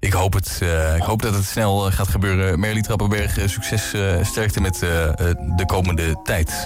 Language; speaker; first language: Dutch; native; Dutch